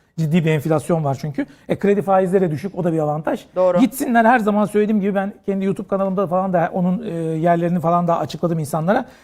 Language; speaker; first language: Turkish; native; Turkish